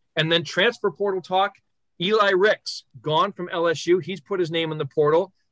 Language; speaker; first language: English; native; English